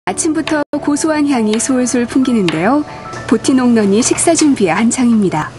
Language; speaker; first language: Korean; native; Korean